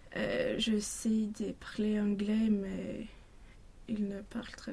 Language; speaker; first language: French; non-native, learner; Swedish